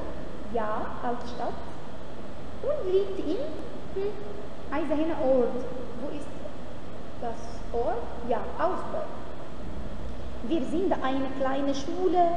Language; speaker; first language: German; non-native, fluent; Arabic